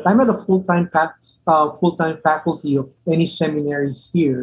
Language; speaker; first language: English; non-native, local second language; Min Nan Chinese